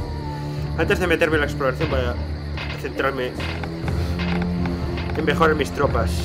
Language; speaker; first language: Spanish; native; Spanish